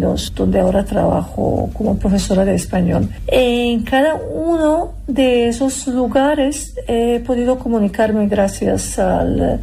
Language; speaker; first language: Spanish; non-native, fluent; Serbian